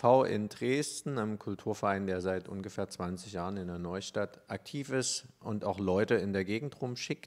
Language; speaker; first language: German; native; German